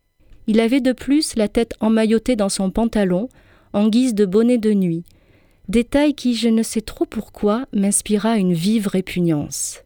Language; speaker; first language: French; native; French